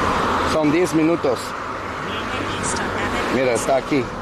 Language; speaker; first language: Spanish; non-native, learner; English